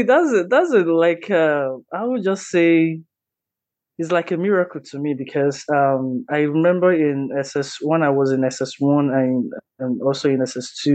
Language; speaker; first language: English; non-native, local second language; Igbo